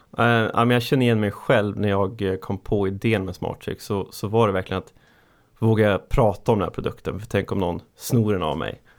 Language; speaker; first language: Swedish; native; Swedish